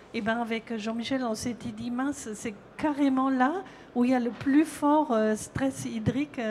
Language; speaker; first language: French; non-native, fluent; German